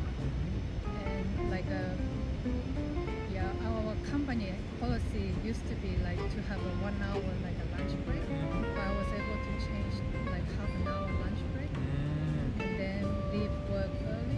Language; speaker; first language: English; non-native, local second language; Japanese